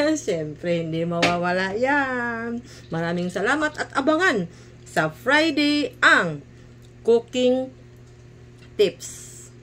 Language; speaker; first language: Filipino; non-native, local second language; Cebuano